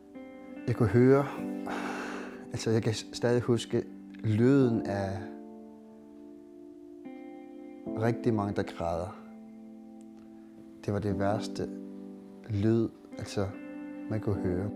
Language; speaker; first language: Danish; non-native, local second language; Kalaallisut